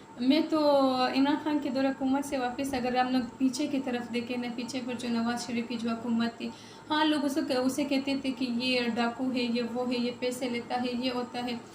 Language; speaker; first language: Urdu; non-native, local second language; Pashto